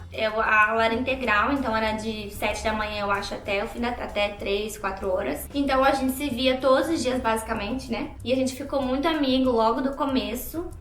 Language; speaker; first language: Portuguese; native; Portuguese